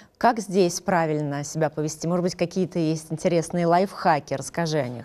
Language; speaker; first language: Russian; native; Russian